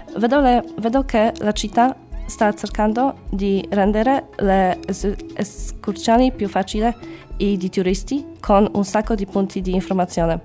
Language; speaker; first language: Italian; non-native, learner; Polish